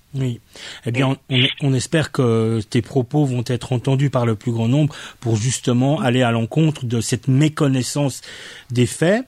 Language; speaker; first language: French; native; French